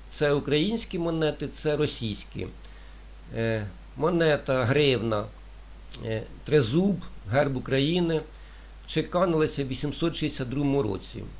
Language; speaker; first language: Ukrainian; non-native, local second language; Russian